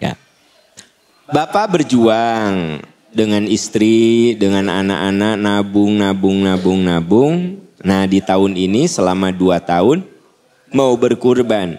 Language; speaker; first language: Indonesian; non-native, local second language; Sundanese